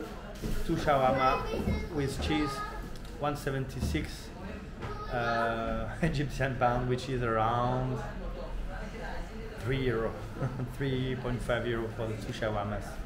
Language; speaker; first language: English; non-native, fluent; French